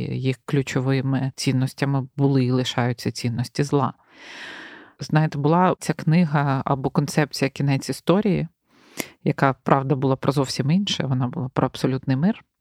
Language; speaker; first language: Ukrainian; native; Ukrainian